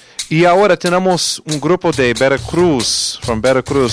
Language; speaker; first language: Spanish; non-native, learner; English